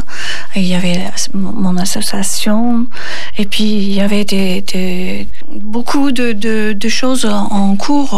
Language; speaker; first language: French; non-native, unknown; Turkish